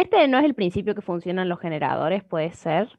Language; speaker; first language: Spanish; native; Spanish